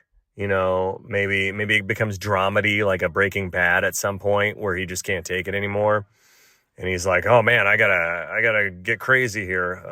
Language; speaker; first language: English; native; English